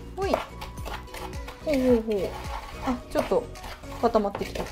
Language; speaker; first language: Japanese; native; Japanese